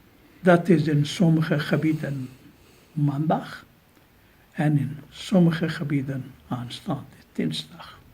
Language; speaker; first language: Dutch; non-native, fluent; Urdu